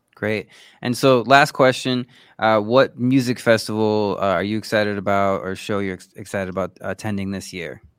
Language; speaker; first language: English; native; English